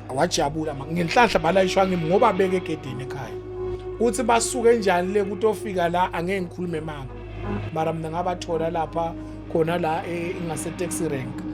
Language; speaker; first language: Zulu; non-native, local second language; Swati